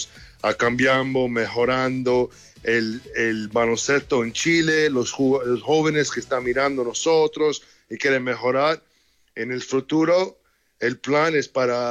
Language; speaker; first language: Spanish; early bilingual, heritage; English